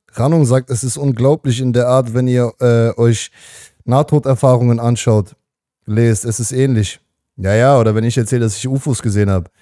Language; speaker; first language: German; native; German